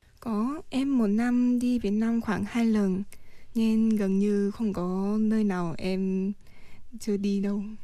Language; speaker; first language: Vietnamese; early bilingual, heritage; Vietnamese